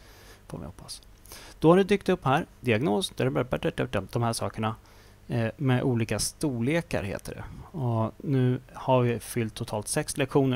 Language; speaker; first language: Swedish; native; Swedish